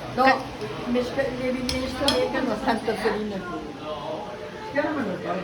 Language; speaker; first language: Catalan; native; Catalan